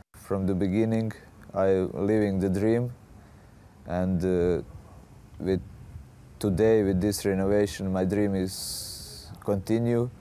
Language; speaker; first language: English; non-native, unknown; Croatian